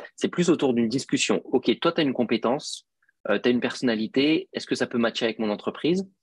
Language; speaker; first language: French; native; French